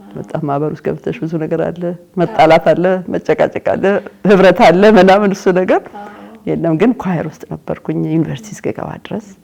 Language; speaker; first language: Amharic; native; Amharic